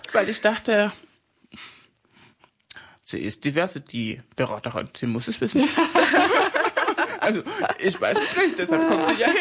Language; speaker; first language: German; non-native, fluent; Spanish